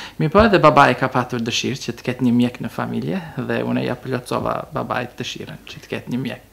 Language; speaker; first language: Albanian; early bilingual, heritage; Albanian